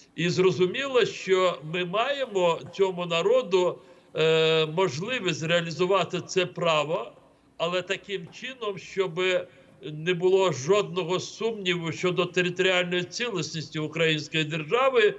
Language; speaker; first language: Ukrainian; non-native, local second language; Crimean Tatar